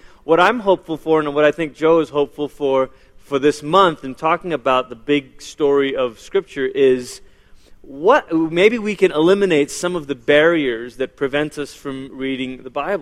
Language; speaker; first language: English; native; English